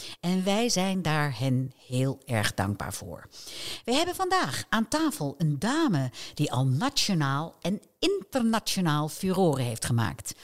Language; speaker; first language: Dutch; native; Dutch